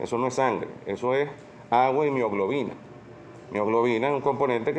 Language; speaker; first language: Spanish; native; Spanish